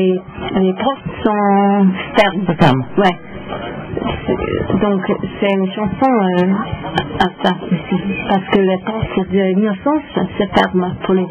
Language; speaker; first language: French; non-native, learner; English